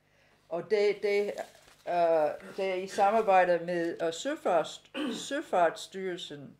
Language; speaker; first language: Danish; non-native, fluent; English